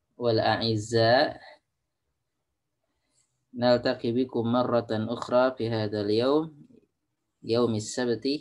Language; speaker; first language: Arabic; non-native, fluent; Indonesian